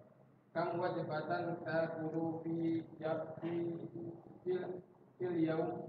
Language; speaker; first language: Arabic; non-native, learner; Indonesian